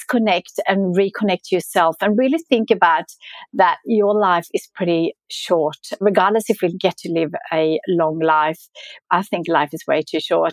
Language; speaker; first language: English; non-native, fluent; Swedish